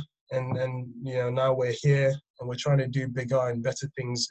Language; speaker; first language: English; non-native, local second language; Akan